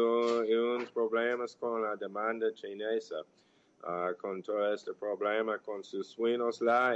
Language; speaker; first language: Portuguese; non-native, fluent; English